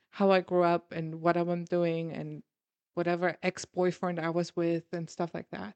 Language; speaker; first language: English; non-native, fluent; German